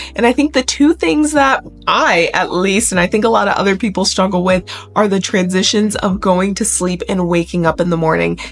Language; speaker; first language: English; native; English